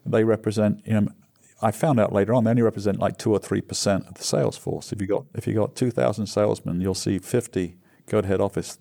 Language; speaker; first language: English; native; English